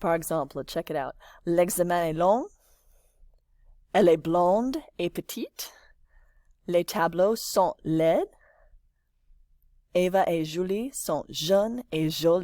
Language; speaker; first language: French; non-native, fluent; English